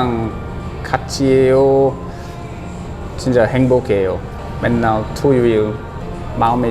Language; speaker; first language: Korean; non-native, learner; English